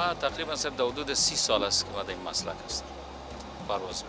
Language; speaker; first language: Persian; native; Persian